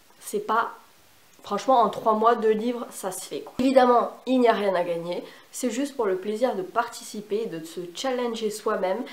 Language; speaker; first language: French; native; French